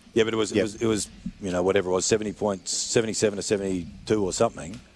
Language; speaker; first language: English; native; English